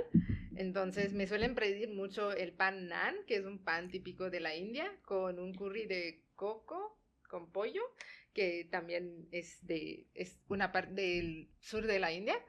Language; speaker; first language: Spanish; non-native, fluent; Tamil